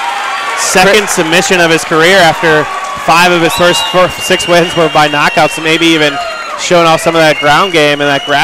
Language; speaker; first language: English; native; English